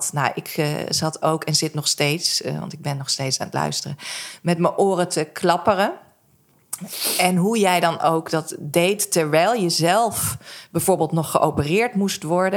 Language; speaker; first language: Dutch; native; Dutch